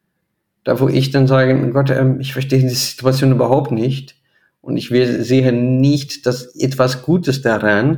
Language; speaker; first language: German; non-native, fluent; Portuguese